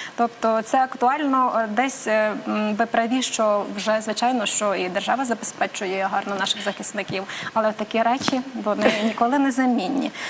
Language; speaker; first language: Ukrainian; native; Ukrainian